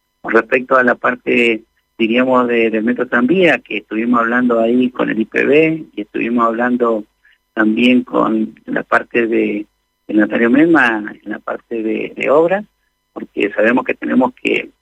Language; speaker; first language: Spanish; native; Spanish